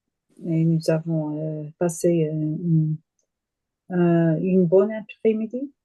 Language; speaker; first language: French; non-native, learner; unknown